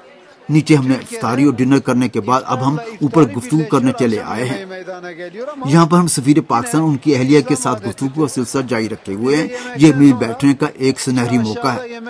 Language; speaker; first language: Urdu; native; Urdu